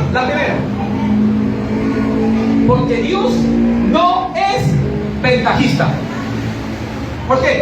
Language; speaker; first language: Spanish; native; Spanish